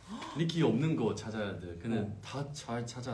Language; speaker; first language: Korean; non-native, learner; Chinese